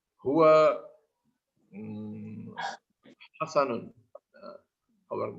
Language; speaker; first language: Arabic; non-native, learner; Indonesian